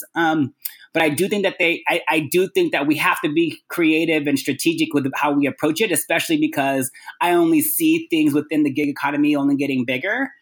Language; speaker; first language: English; native; English